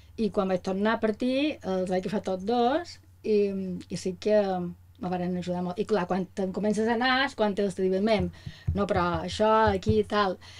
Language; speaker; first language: Catalan; native; Catalan